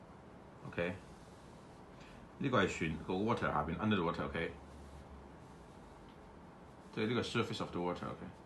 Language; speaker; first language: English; non-native, learner; Cantonese